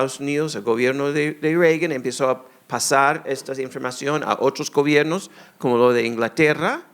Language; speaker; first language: Spanish; non-native, fluent; English